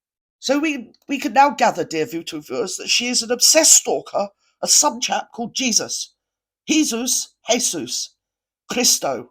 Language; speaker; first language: English; native; English